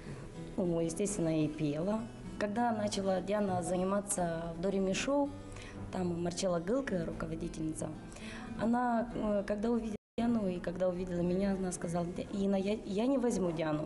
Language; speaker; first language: Russian; non-native, local second language; Romanian